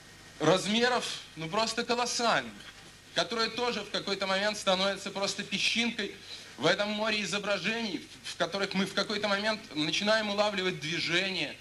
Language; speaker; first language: Russian; native; Russian